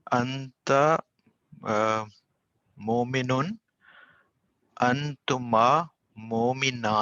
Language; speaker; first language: Arabic; non-native, learner; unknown